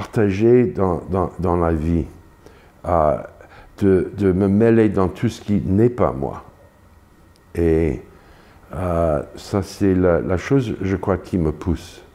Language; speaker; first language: French; non-native, fluent; English